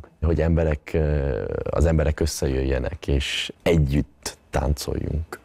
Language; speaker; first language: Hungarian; early bilingual, other home language; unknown